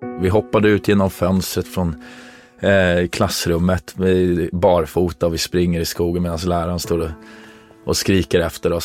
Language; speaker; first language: Swedish; native; Swedish